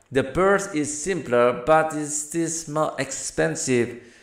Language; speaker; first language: English; non-native, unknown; Indonesian